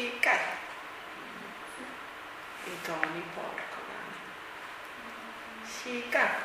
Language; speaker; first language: Italian; native; Italian